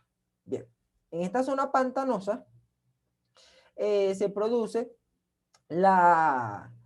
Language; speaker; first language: Spanish; native; Spanish